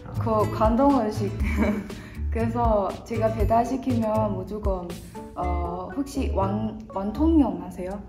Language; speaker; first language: Korean; non-native, fluent; Chinese